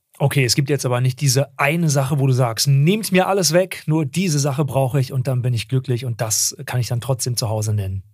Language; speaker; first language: German; early bilingual, other home language; Turkish